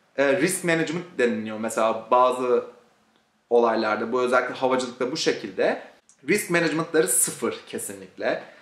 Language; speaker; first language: Turkish; native; Turkish